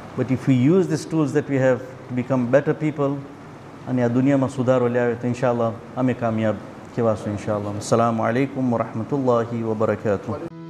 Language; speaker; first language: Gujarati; early bilingual, heritage; Gujarati